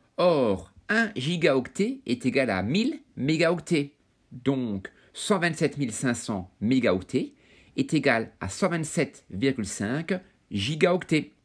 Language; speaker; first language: French; native; French